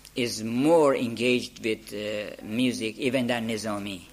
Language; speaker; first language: English; non-native, fluent; Persian